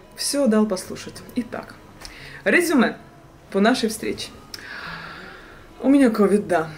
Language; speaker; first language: Russian; native; Russian